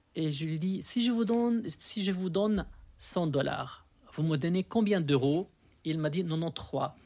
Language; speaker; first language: French; non-native, local second language; Arabic